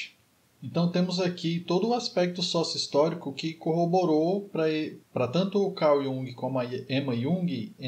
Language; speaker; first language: Portuguese; native; Portuguese